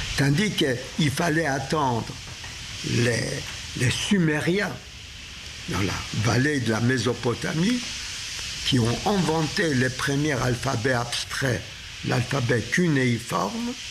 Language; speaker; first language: French; non-native, fluent; Polish